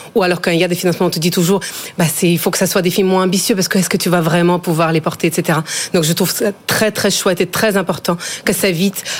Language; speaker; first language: French; non-native, fluent; Ukrainian